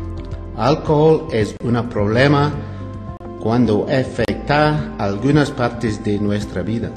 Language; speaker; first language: Spanish; non-native, learner; English